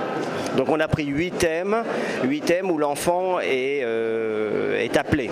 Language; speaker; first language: French; native; French